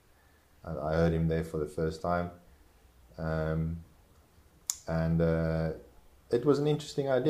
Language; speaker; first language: English; non-native, local second language; Afrikaans